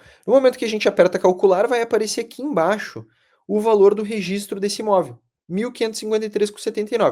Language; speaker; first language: Portuguese; native; Portuguese